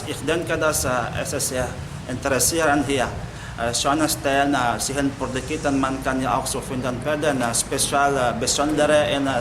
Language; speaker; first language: German; non-native, learner; Indonesian